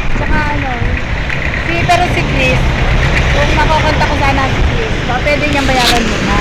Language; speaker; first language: Filipino; native; Filipino